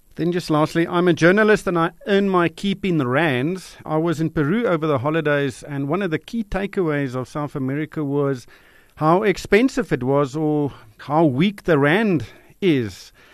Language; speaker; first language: English; non-native, local second language; Afrikaans